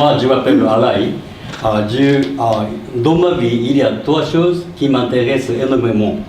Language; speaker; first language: French; non-native, learner; Japanese